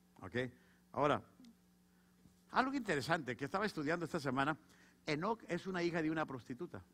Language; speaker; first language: Spanish; native; Spanish